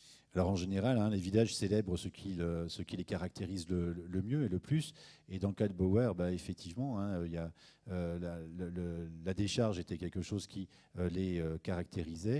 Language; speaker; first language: French; native; French